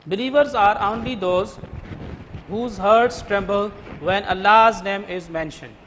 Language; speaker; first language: English; non-native, local second language; Urdu